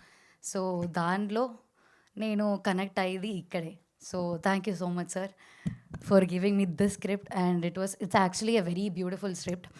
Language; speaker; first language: Telugu; non-native, learner; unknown